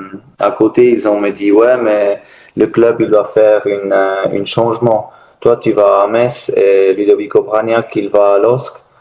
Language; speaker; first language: French; non-native, learner; German